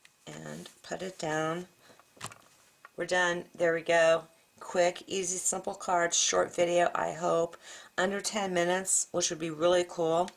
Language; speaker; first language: English; native; English